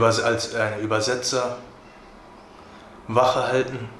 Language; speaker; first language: German; early bilingual, other home language; Turkish